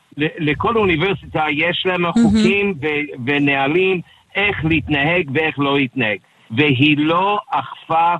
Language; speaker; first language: Hebrew; non-native, fluent; English